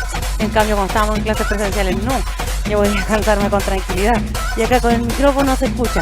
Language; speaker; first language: Spanish; native; Spanish